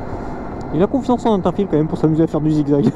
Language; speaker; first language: French; native; French